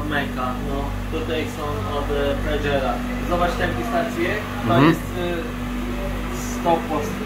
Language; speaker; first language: Polish; non-native, learner; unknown